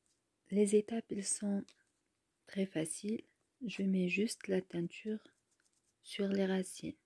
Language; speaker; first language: French; non-native, local second language; Arabic